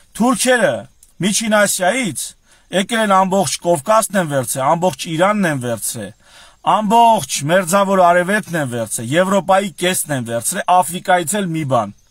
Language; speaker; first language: Armenian; native; Armenian